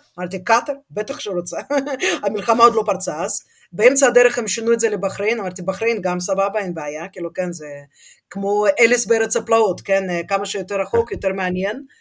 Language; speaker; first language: Hebrew; non-native, fluent; Russian